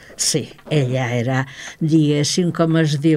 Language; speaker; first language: Catalan; native; Catalan